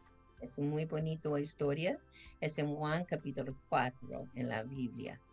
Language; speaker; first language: Spanish; non-native, fluent; English